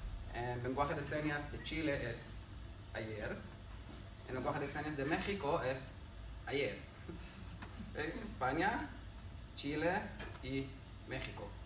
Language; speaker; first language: Spanish; non-native, learner; Hebrew